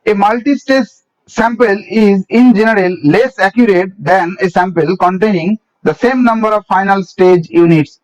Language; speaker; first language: English; non-native, local second language; Bangla